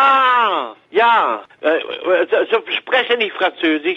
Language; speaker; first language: German; non-native, learner; French